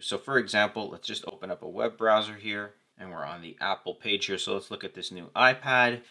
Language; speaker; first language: English; native; English